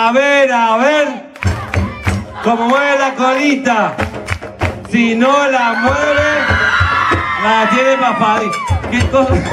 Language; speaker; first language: Spanish; native; Spanish